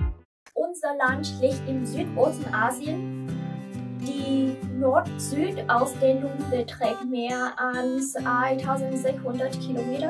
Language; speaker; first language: German; non-native, learner; Vietnamese